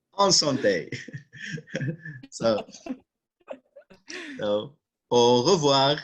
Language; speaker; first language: French; non-native, local second language; Arabic